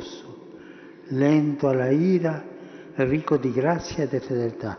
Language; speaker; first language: Italian; early bilingual, heritage; Spanish